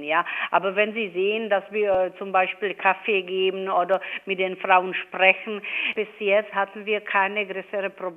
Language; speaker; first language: German; non-native, fluent; Czech